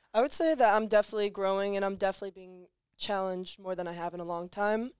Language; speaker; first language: English; native; English